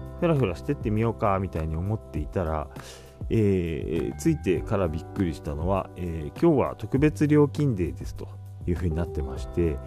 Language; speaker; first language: Japanese; native; Japanese